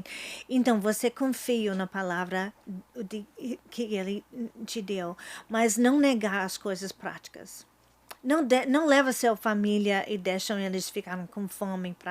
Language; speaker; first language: Portuguese; non-native, fluent; English